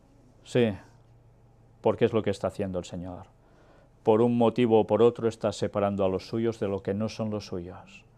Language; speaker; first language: Spanish; native; Spanish